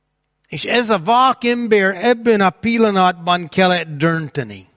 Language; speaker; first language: Hungarian; non-native, fluent; English